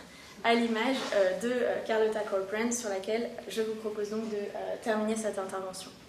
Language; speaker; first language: French; native; French